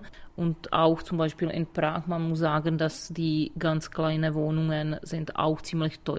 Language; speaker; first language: German; non-native, fluent; Czech